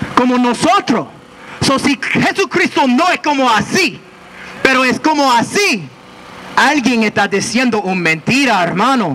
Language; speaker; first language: Spanish; non-native, learner; English